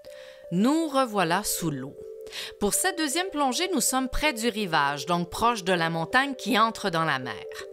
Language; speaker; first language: French; native; French